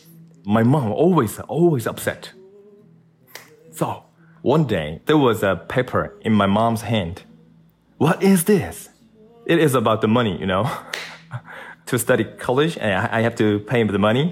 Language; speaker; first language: English; non-native, learner; Korean